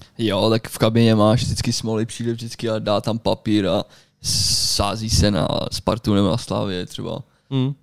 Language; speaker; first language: Czech; early bilingual, heritage; Czech